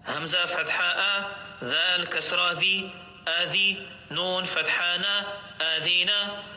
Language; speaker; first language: Arabic; non-native, fluent; Oromo